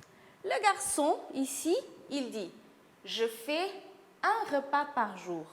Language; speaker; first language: French; non-native, fluent; Portuguese